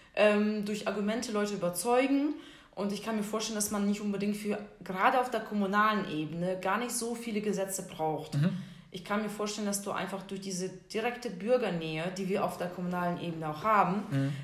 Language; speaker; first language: German; non-native, fluent; Russian